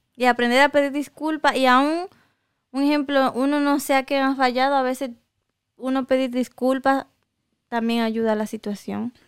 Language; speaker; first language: Spanish; native; Spanish